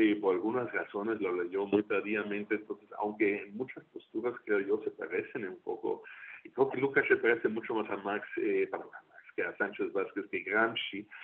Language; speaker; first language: Spanish; non-native, fluent; German